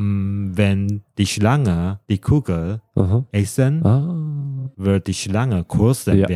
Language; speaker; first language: German; non-native, fluent; Chinese